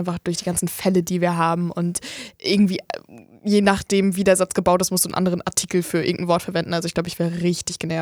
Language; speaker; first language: German; native; German